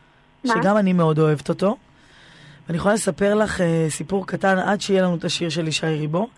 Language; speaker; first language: Hebrew; native; Hebrew